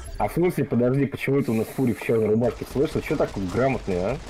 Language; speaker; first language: Russian; native; Russian